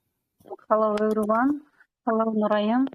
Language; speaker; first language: English; non-native, learner; Kyrgyz